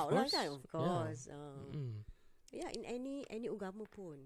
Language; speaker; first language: English; non-native, local second language; Malay